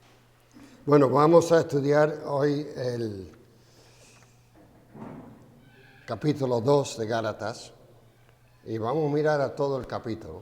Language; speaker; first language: Spanish; non-native, fluent; English